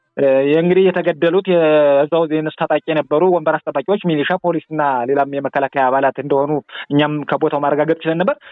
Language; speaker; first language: Amharic; native; Amharic